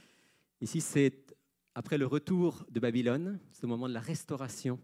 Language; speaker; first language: French; native; French